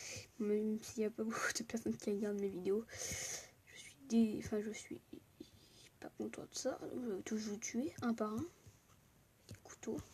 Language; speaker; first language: French; native; French